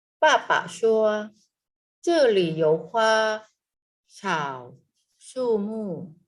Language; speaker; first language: Chinese; non-native, fluent; Thai